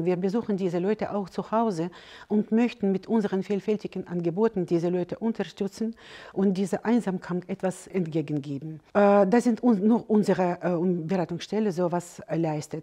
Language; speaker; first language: German; non-native, fluent; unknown